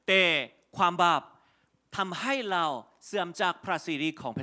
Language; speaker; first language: Thai; non-native, fluent; Korean